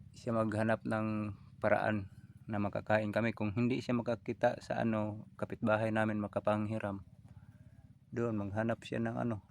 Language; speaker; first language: Filipino; non-native, local second language; Cebuano